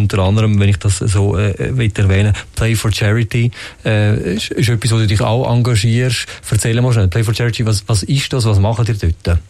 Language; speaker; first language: German; native; German